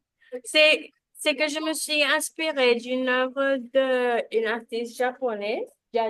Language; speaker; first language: French; non-native, learner; Spanish